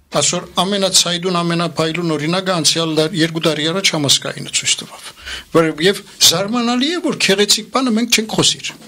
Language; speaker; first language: Armenian; early bilingual, heritage; Armenian